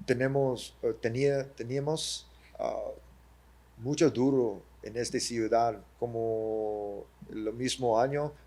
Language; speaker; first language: Spanish; early bilingual, heritage; English